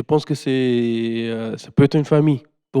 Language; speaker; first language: French; non-native, learner; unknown